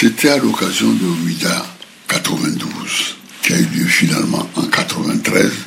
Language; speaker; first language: French; non-native, local second language; Fon